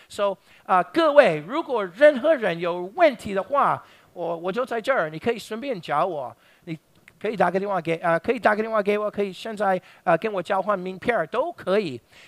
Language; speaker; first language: Chinese; non-native, fluent; English